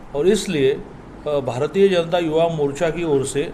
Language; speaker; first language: Hindi; non-native, local second language; Marathi